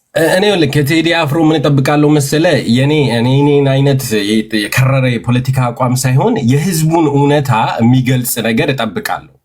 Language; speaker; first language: Amharic; early bilingual, heritage; Amharic